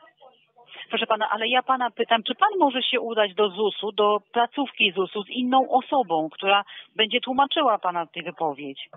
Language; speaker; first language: Polish; native; Polish